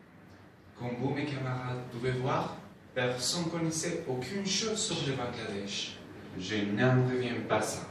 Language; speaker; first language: French; non-native, learner; Spanish